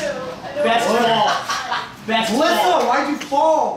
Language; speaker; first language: English; native; English